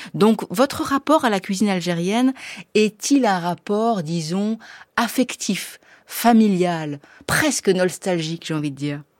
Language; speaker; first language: French; native; French